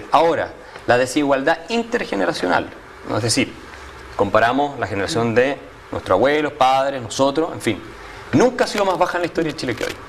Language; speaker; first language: Spanish; native; Spanish